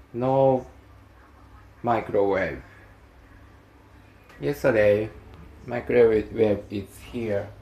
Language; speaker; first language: English; non-native, learner; Japanese